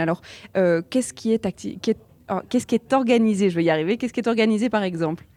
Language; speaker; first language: French; native; French